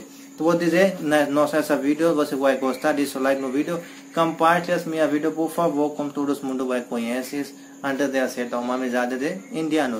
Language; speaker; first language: Portuguese; non-native, learner; Hindi